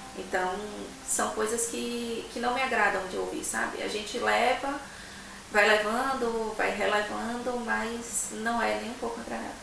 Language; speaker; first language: Portuguese; native; Portuguese